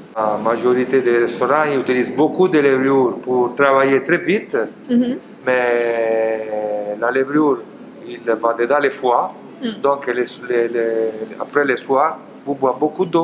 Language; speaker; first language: French; non-native, learner; Italian